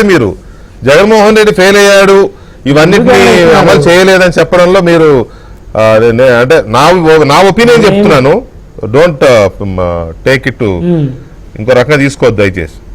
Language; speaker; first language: Telugu; native; Telugu